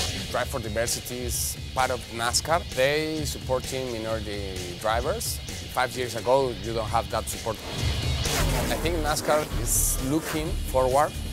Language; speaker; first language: English; non-native, learner; Spanish